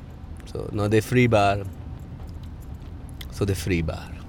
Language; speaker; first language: Danish; non-native, fluent; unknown